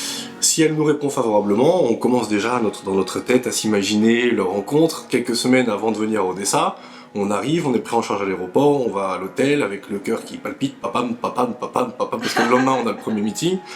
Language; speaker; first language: French; native; French